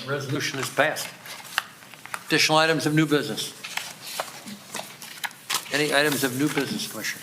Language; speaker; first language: English; native; English